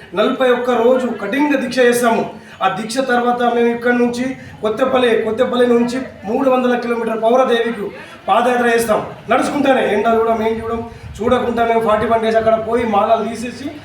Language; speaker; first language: Telugu; non-native, local second language; Lambadi